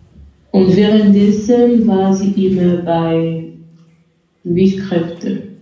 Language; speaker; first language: German; non-native, fluent; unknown